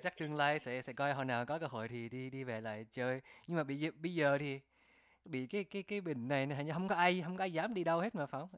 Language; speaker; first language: Vietnamese; early bilingual, heritage; Vietnamese